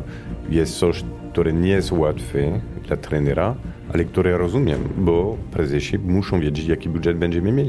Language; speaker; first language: Polish; non-native, fluent; Italian